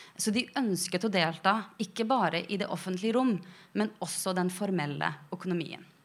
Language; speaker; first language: Norwegian; early bilingual, other home language; Persian